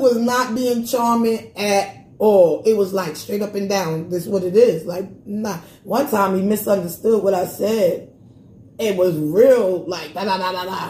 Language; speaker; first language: English; native; English